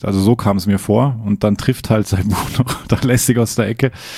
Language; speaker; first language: German; native; German